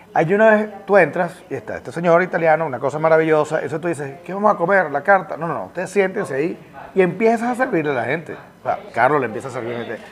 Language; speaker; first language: Spanish; native; Spanish